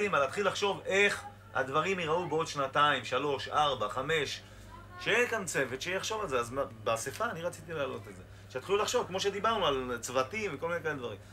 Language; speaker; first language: Hebrew; native; Hebrew